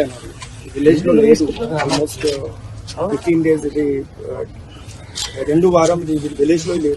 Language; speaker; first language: Telugu; non-native, local second language; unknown